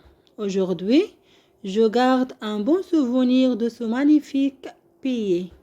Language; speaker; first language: French; non-native, local second language; Arabic